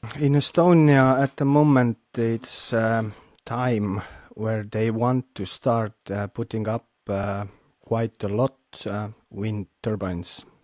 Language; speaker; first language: English; non-native, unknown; Estonian